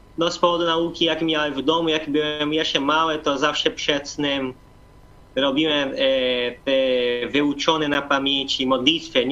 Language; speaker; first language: Polish; non-native, fluent; Portuguese